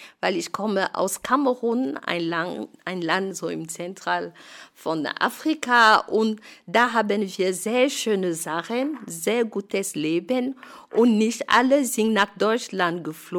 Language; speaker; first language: German; non-native, fluent; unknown